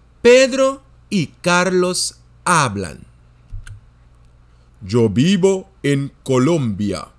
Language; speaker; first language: Spanish; non-native, fluent; Dutch